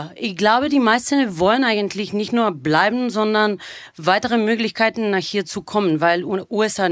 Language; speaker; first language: German; non-native, fluent; Bulgarian